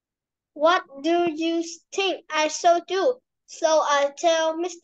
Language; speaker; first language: English; non-native, learner; Vietnamese